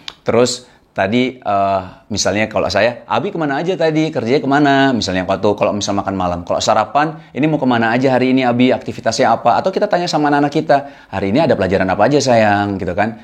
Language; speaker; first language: Indonesian; native; Indonesian